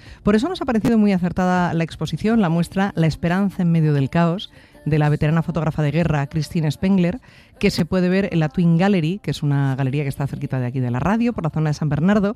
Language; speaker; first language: Spanish; native; Spanish